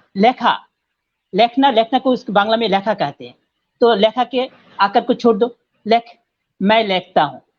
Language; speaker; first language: Urdu; non-native, fluent; Bangla